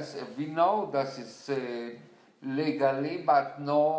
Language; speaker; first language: English; non-native, learner; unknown